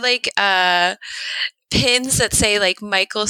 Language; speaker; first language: English; early bilingual, other home language; Spanish